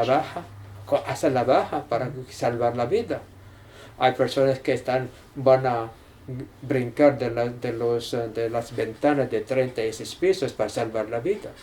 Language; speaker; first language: Spanish; non-native, learner; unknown